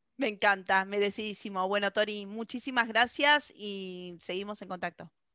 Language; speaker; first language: Spanish; native; Spanish